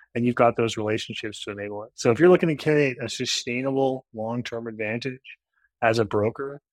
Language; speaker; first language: English; native; English